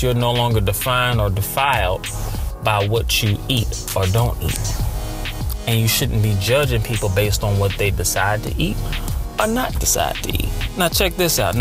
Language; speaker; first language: English; native; English